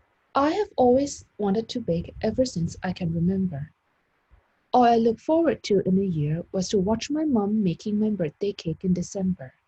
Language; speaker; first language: English; non-native, fluent; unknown